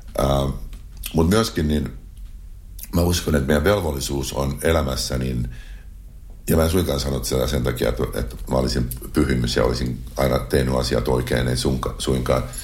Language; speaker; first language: Finnish; native; Finnish